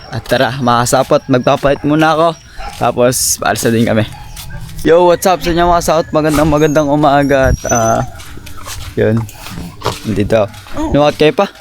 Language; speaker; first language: Filipino; native; Filipino